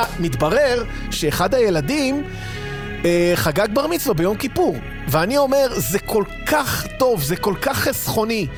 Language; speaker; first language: Hebrew; native; Hebrew